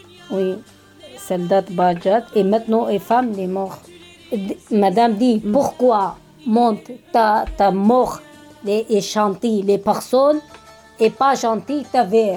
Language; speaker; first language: French; non-native, learner; Kurdish